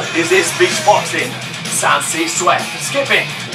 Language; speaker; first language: English; non-native, learner; Italian